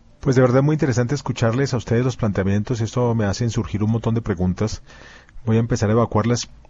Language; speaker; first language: Spanish; native; Spanish